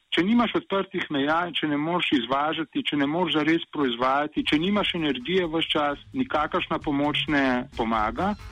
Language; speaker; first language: Slovenian; native; Slovenian